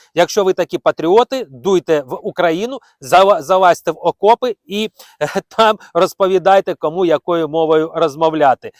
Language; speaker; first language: Ukrainian; non-native, local second language; Russian